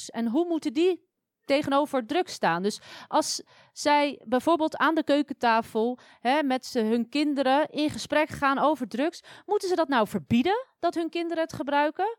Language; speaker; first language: Dutch; native; Dutch